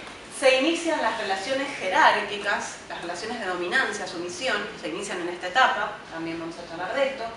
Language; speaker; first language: Spanish; native; Spanish